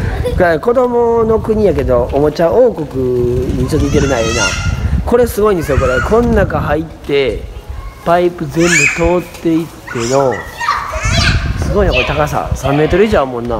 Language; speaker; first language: Japanese; native; Japanese